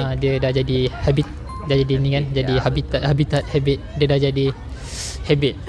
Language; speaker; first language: Malay; native; Malay